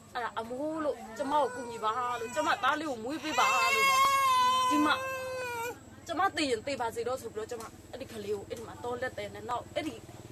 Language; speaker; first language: Burmese; native; Burmese